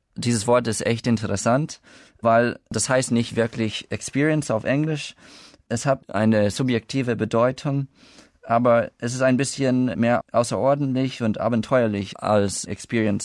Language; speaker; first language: German; non-native, fluent; English